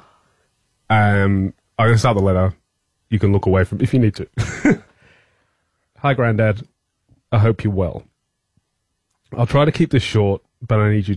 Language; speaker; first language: English; native; English